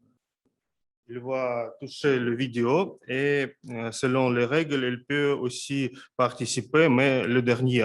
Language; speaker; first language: French; non-native, fluent; Russian